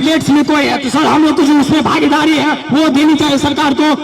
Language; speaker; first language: Hindi; native; Hindi